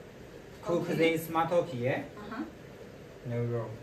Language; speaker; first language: English; non-native, learner; Chinese